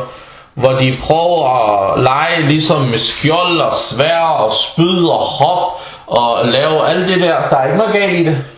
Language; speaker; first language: Danish; early bilingual, other home language; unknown